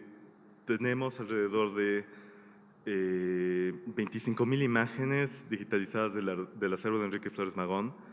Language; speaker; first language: Spanish; native; Spanish